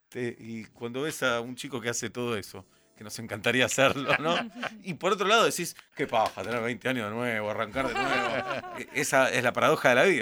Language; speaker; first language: Spanish; native; Spanish